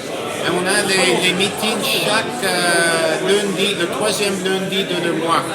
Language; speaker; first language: French; non-native, local second language; English